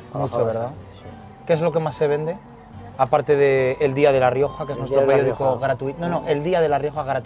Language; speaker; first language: Spanish; native; Spanish